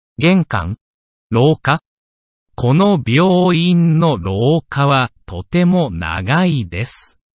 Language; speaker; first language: Japanese; non-native, learner; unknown